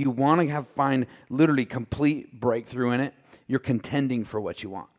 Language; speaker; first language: English; native; English